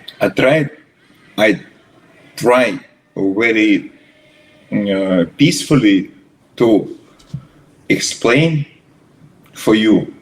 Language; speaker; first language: English; non-native, learner; Russian